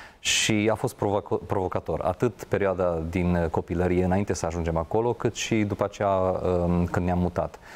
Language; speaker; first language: Romanian; non-native, local second language; Hungarian